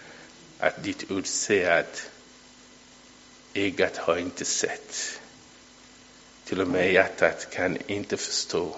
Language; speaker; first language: Swedish; non-native, fluent; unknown